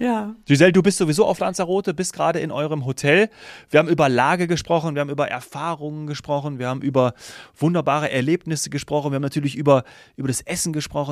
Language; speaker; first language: German; native; German